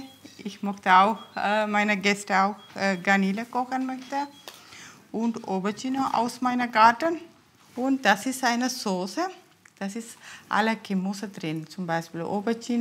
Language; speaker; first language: German; non-native, learner; Tamil